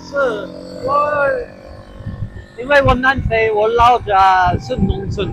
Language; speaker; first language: Chinese; non-native, fluent; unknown